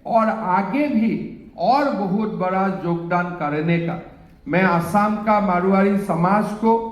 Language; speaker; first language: Hindi; non-native, local second language; Assamese